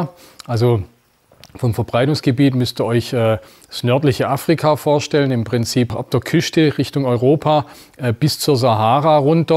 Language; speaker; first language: German; native; German